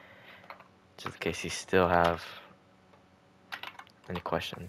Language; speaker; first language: English; native; English